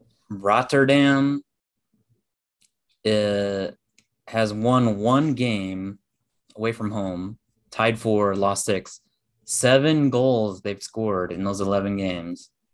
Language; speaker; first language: English; early bilingual, other home language; Spanish